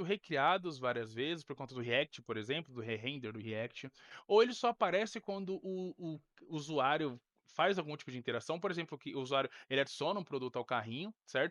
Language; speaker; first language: Portuguese; native; Portuguese